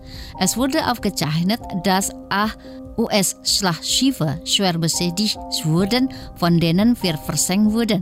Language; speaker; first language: German; non-native, fluent; Indonesian